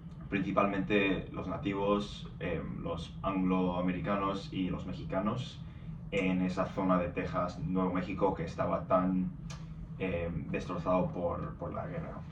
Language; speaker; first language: Spanish; non-native, fluent; English